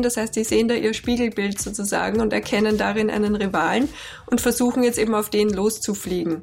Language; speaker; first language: German; native; German